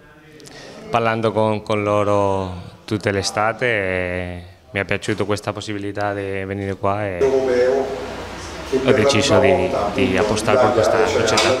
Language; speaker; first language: Italian; non-native, fluent; Spanish